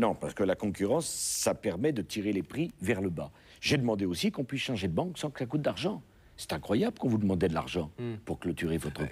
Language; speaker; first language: French; native; French